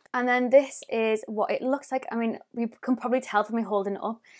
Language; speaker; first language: English; native; English